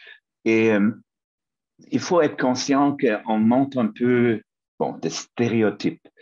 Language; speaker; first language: French; non-native, fluent; German